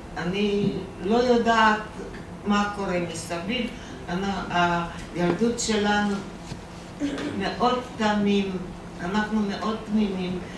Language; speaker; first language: Hebrew; non-native, fluent; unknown